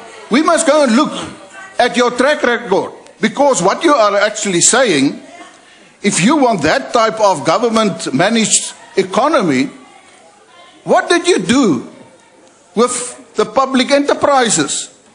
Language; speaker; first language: English; non-native, local second language; Afrikaans